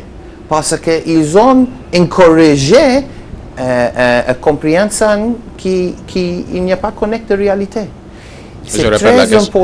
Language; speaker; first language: French; non-native, learner; Hebrew